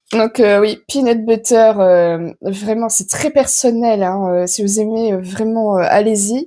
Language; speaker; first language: French; native; French